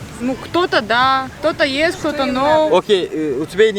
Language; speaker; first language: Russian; non-native, learner; Turkish